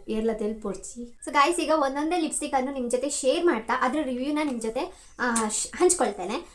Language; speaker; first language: Kannada; non-native, local second language; Tulu